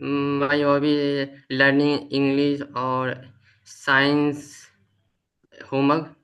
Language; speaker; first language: English; non-native, learner; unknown